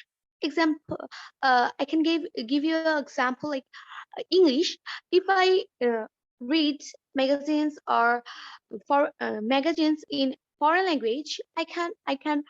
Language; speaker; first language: English; non-native, learner; Bangla